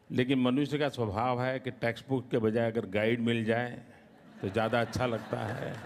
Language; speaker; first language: Hindi; non-native, local second language; Gujarati